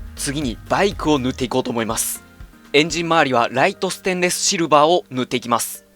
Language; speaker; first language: Japanese; native; Japanese